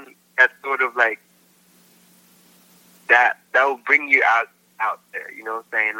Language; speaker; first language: English; non-native, local second language; Filipino